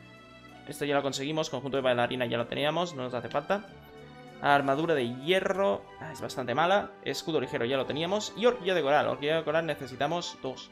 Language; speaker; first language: Spanish; native; Spanish